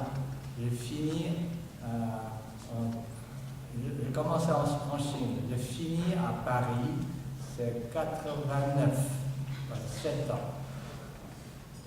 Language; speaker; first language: French; non-native, fluent; Chinese